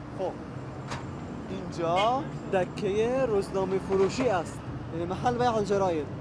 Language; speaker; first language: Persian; non-native, learner; Arabic